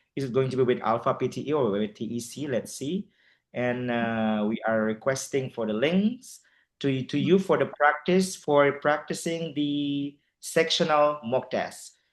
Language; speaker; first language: English; non-native, fluent; Indonesian